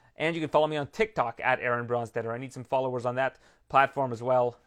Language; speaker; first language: English; early bilingual, other home language; Lithuanian